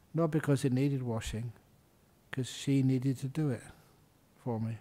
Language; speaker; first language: English; native; English